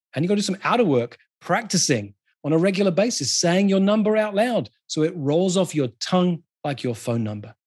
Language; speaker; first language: English; native; English